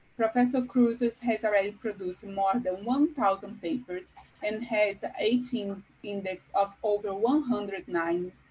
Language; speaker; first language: English; non-native, fluent; Portuguese